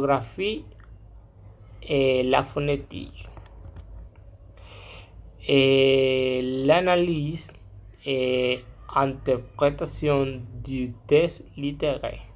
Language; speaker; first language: French; non-native, learner; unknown